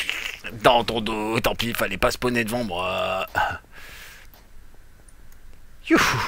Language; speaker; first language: French; native; French